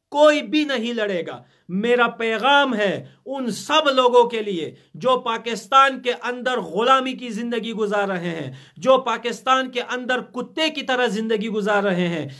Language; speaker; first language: Urdu; non-native, fluent; Pashto